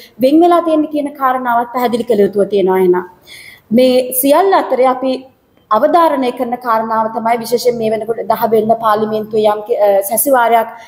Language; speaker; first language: Sinhala; native; Sinhala